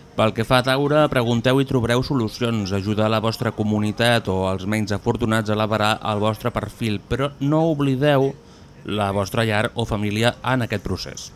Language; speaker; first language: Catalan; native; Catalan